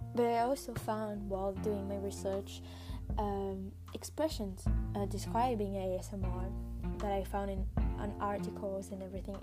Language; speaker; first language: English; non-native, fluent; French